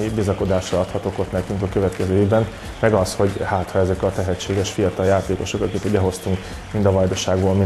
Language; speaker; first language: Hungarian; native; Hungarian